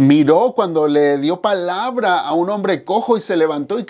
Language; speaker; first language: Spanish; native; Spanish